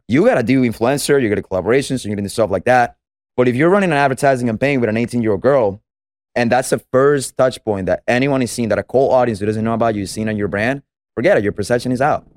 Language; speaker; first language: English; non-native, fluent; Spanish